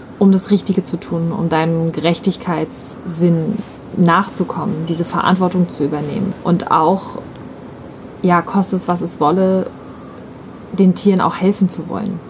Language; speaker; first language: German; native; German